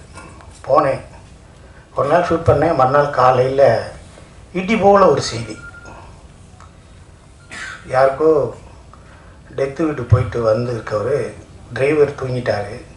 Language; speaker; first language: Tamil; native; Tamil